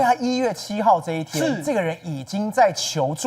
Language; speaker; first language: Chinese; native; Chinese